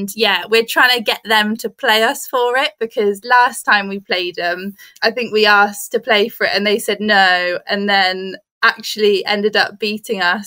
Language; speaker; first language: English; native; English